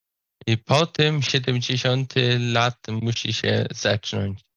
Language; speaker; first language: Polish; non-native, learner; Slovak